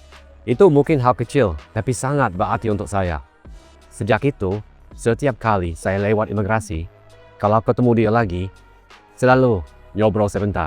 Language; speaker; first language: Indonesian; non-native, fluent; English